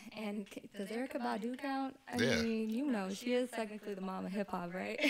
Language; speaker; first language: English; native; English